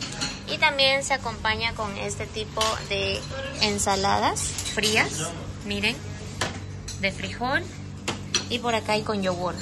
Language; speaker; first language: Spanish; native; Spanish